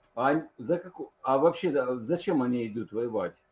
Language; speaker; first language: Russian; native; Russian